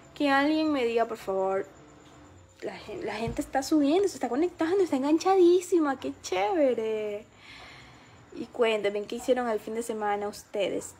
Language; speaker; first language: Spanish; native; Spanish